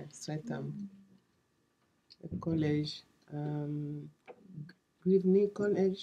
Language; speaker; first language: English; non-native, learner; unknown